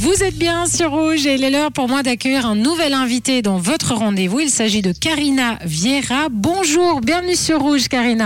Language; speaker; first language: French; early bilingual, other home language; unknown